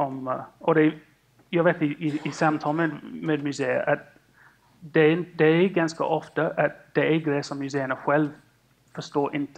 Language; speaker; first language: Swedish; non-native, fluent; English